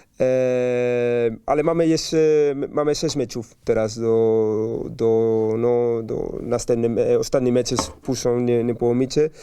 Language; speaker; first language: Polish; non-native, learner; Spanish